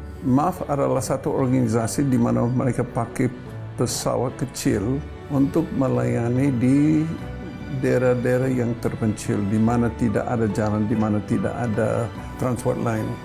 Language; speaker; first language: Indonesian; non-native, fluent; English